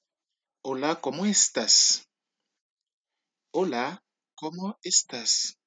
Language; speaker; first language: Spanish; non-native, learner; Haitian Creole